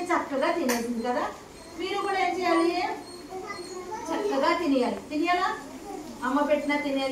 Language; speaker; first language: Telugu; native; Telugu